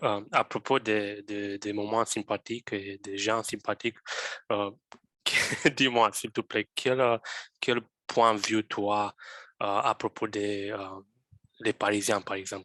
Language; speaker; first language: French; non-native, fluent; Romanian